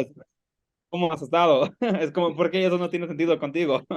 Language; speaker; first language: Spanish; non-native, learner; English